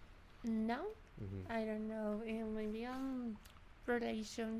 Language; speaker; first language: English; non-native, learner; Spanish